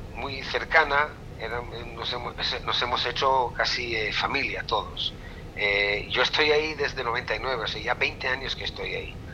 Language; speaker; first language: Spanish; non-native, fluent; Hebrew